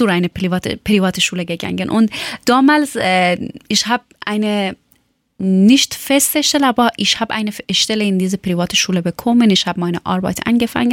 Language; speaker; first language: German; non-native, learner; Persian